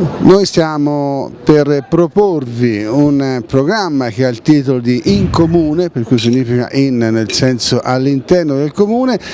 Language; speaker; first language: Italian; native; Italian